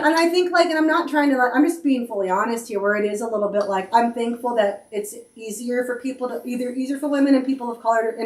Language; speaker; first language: English; native; English